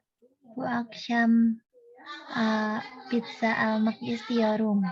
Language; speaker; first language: Turkish; non-native, learner; Indonesian